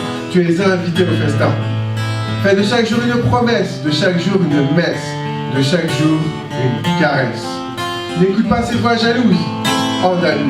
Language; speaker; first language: French; native; French